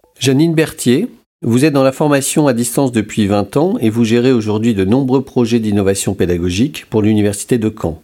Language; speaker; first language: French; native; French